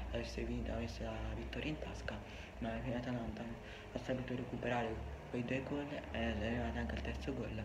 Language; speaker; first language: Italian; native; Italian